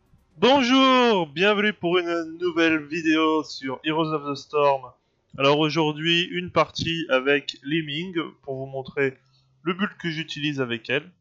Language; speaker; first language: French; native; French